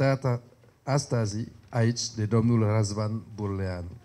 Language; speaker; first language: Romanian; non-native, learner; French